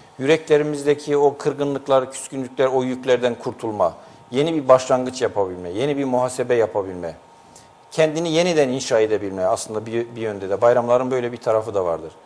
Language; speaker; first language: Turkish; native; Turkish